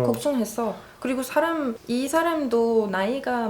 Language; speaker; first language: Korean; non-native, fluent; Arabic